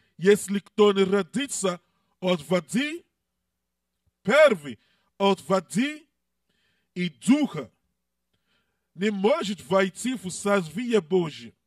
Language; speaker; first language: Russian; non-native, learner; English